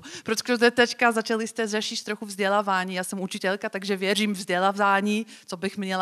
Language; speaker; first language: Czech; non-native, fluent; Polish